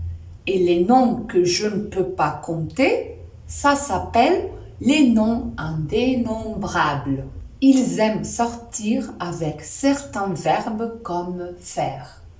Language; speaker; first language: French; non-native, fluent; Spanish